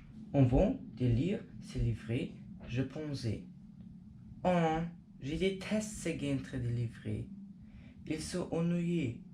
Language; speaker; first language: French; non-native, learner; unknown